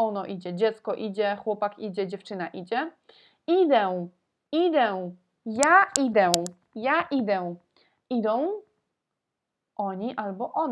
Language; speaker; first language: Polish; non-native, fluent; Russian